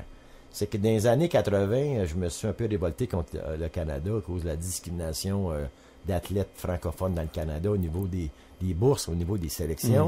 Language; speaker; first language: French; native; French